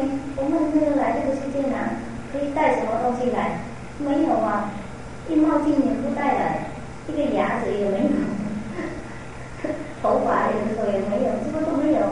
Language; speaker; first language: Chinese; non-native, fluent; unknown